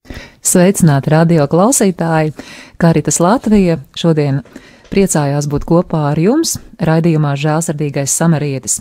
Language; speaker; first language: Latvian; native; Latvian